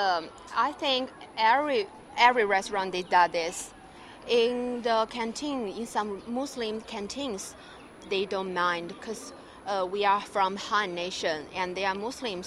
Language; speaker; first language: English; non-native, learner; Chinese